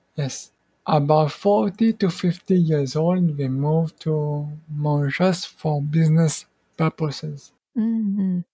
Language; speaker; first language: English; non-native, fluent; Morisyen